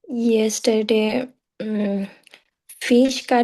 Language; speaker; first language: English; non-native, learner; Bangla